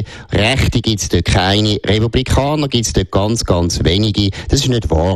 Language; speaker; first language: German; native; German